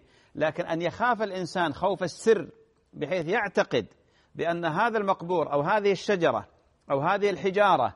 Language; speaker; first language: Arabic; native; Arabic